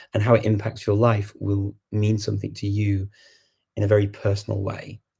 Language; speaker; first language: English; native; English